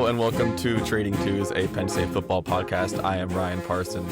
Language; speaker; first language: English; native; English